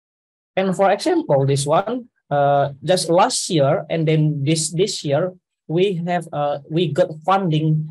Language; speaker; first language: English; non-native, fluent; Indonesian